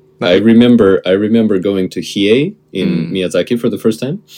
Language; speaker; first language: English; non-native, fluent; Russian